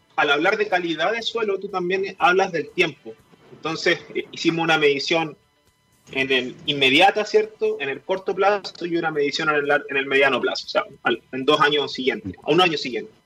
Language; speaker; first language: Spanish; native; Spanish